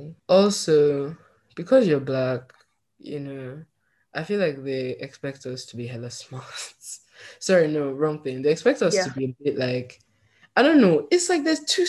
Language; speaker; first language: English; native; English